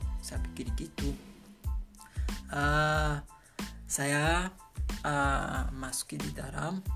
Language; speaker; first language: Indonesian; non-native, learner; Kinyarwanda